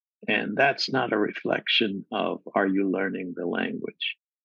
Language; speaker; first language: English; native; English